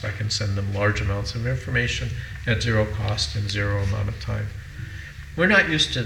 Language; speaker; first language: English; native; English